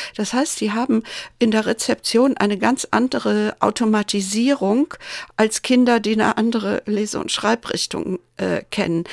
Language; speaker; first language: German; native; German